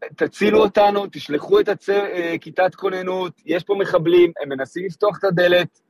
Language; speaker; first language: Hebrew; native; Hebrew